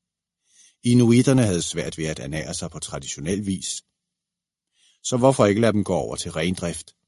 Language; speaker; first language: Danish; native; Danish